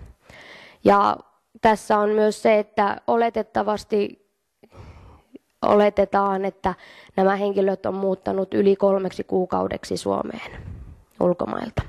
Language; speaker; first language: Finnish; native; Finnish